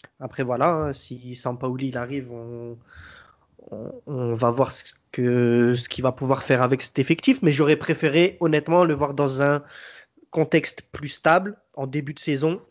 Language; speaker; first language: French; native; French